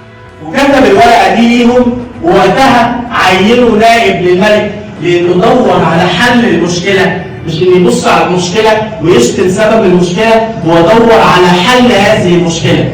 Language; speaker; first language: Arabic; native; Arabic